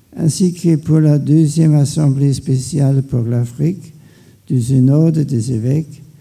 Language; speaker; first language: French; non-native, fluent; German